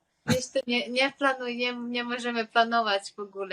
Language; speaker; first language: Polish; non-native, learner; Hungarian